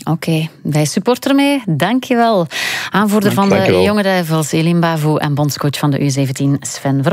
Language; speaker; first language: Dutch; native; Dutch